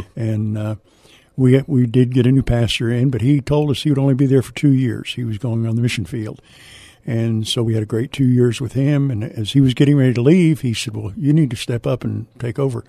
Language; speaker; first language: English; native; English